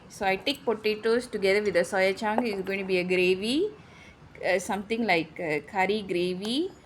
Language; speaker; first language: English; non-native, local second language; Tamil